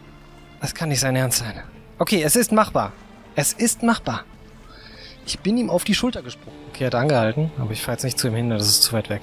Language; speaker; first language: German; native; German